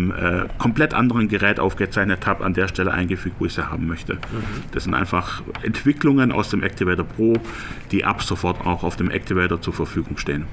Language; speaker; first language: German; native; German